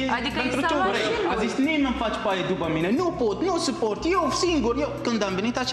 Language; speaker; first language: Romanian; non-native, learner; Arabic